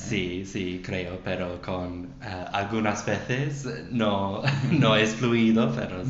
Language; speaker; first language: Spanish; non-native, learner; English